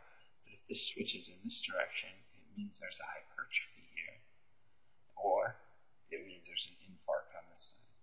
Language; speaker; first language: English; native; English